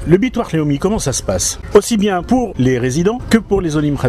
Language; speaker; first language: French; native; French